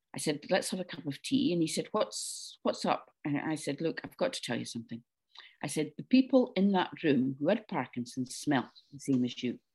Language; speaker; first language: English; native; English